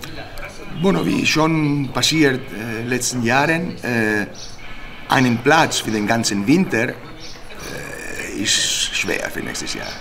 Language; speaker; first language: German; non-native, fluent; Spanish